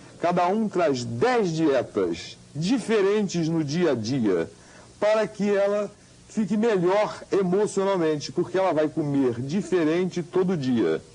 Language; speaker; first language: Portuguese; native; Portuguese